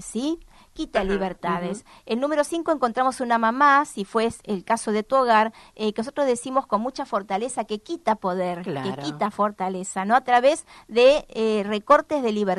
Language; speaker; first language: Spanish; native; Spanish